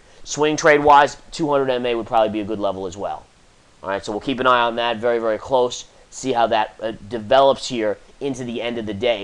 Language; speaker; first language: English; native; English